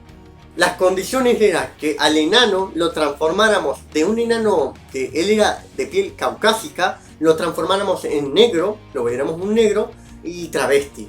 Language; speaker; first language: Spanish; native; Spanish